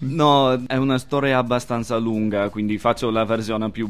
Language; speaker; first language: Italian; non-native, fluent; English